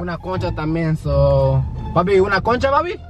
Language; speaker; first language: Spanish; early bilingual, heritage; Spanish